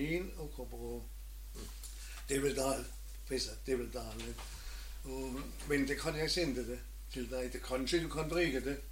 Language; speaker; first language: Danish; non-native, learner; German